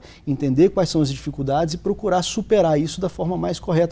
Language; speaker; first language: Portuguese; native; Portuguese